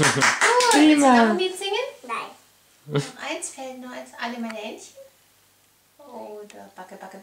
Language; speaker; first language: German; native; German